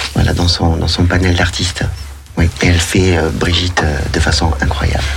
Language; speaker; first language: French; native; French